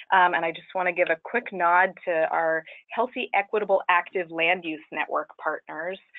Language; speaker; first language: English; native; English